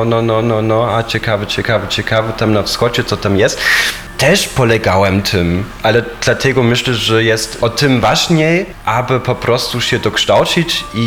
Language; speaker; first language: Polish; non-native, fluent; German